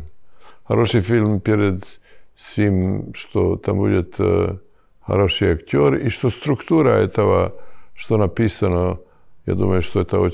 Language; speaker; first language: Russian; non-native, learner; Serbian